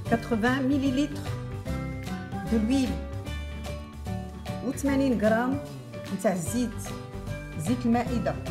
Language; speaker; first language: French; non-native, local second language; Arabic